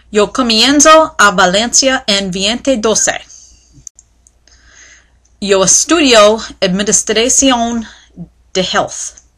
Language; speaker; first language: Spanish; non-native, learner; English